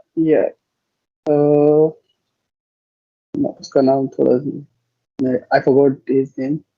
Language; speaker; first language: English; non-native, learner; Hindi